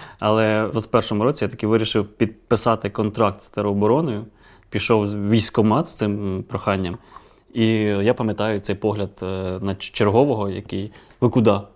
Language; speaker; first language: Ukrainian; native; Ukrainian